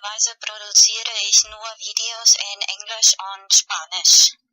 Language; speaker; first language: German; non-native, learner; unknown